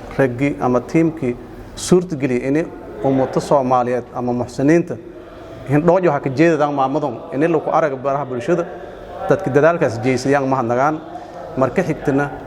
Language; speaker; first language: Somali; non-native, local second language; Maay